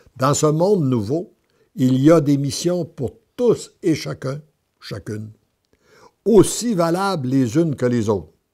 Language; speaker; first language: French; native; French